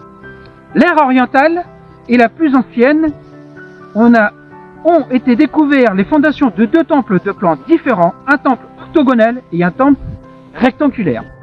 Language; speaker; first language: French; native; French